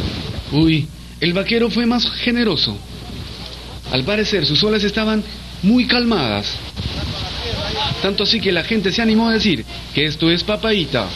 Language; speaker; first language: Spanish; native; Spanish